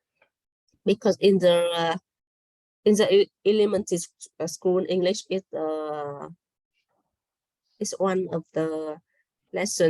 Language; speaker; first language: English; non-native, learner; Vietnamese